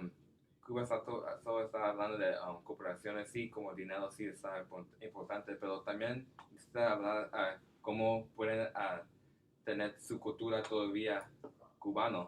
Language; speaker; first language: Spanish; non-native, learner; English